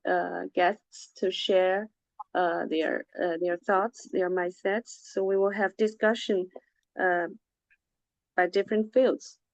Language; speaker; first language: English; non-native, fluent; Chinese